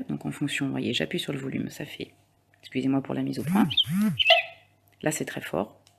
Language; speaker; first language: French; native; French